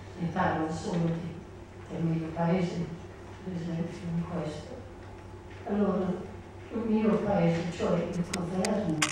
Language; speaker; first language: Italian; non-native, learner; English